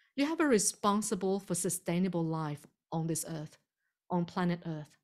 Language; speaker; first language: English; early bilingual, other home language; Chinese